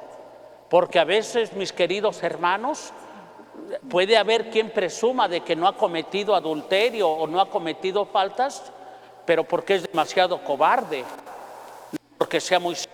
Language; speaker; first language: Spanish; native; Spanish